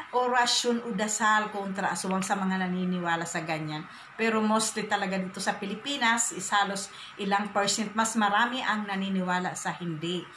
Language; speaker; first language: Filipino; non-native, local second language; Masbatenyo